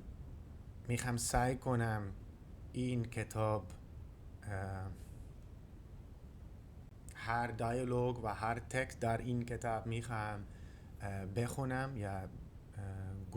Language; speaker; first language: Persian; non-native, learner; Dutch